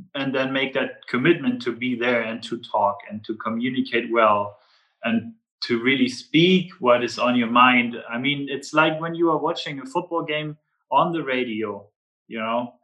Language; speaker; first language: English; non-native, fluent; German